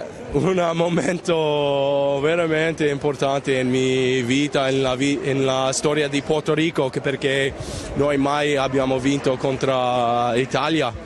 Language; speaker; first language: Italian; non-native, learner; Spanish